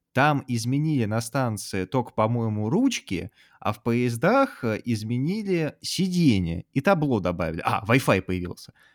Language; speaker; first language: Russian; native; Russian